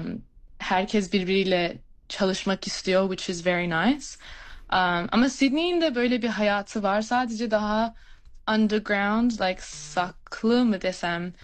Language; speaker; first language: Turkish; early bilingual, heritage; Turkish